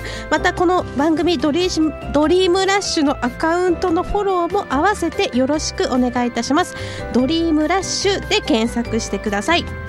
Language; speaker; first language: Japanese; native; Japanese